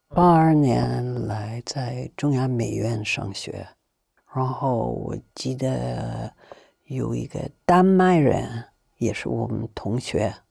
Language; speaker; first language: Chinese; non-native, fluent; English